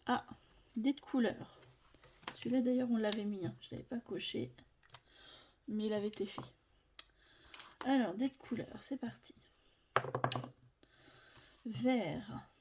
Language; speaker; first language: French; native; French